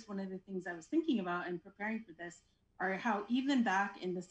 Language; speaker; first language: English; native; English